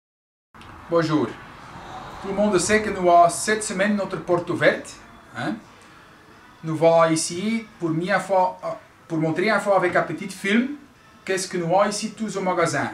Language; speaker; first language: French; non-native, local second language; Dutch